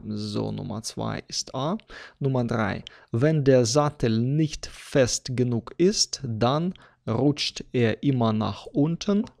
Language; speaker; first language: German; non-native, fluent; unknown